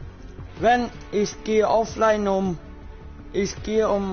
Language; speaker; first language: German; non-native, learner; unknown